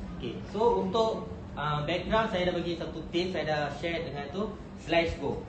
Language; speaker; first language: Malay; non-native, local second language; Tamil